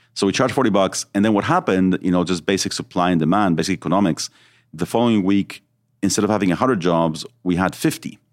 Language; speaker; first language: English; early bilingual, other home language; Hebrew